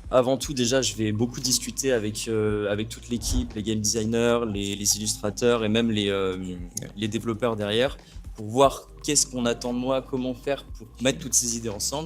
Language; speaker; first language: French; native; French